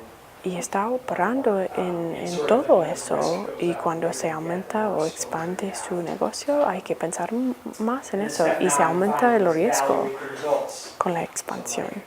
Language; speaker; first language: Spanish; non-native, fluent; English